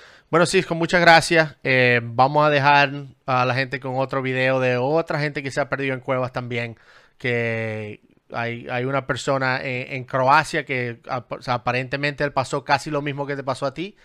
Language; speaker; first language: Spanish; native; Spanish